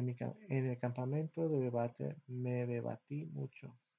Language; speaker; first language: Spanish; non-native, fluent; English